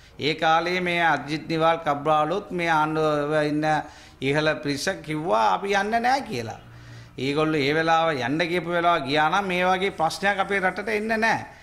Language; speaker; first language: Sinhala; non-native, local second language; Tamil